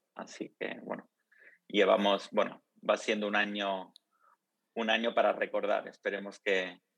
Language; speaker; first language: Spanish; early bilingual, other home language; Italian